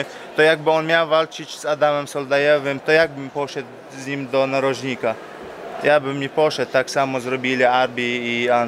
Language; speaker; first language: Polish; non-native, fluent; Chechen